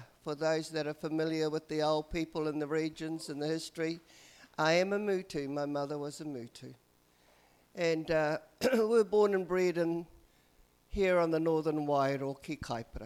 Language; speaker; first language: English; native; English